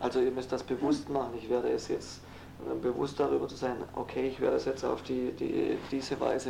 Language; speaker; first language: German; native; German